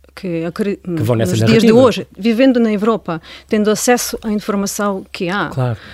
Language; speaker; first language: Portuguese; non-native, fluent; Ukrainian